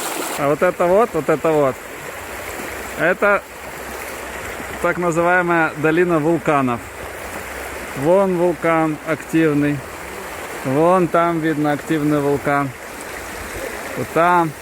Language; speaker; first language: Russian; native; Russian